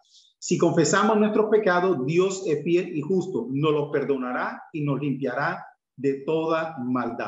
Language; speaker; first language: Spanish; native; Spanish